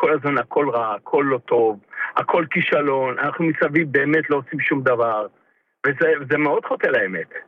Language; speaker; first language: Hebrew; native; Hebrew